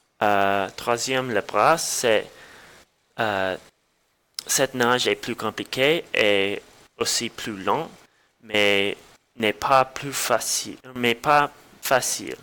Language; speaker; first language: French; non-native, learner; English